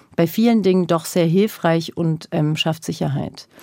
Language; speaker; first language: German; early bilingual, other home language; Turkish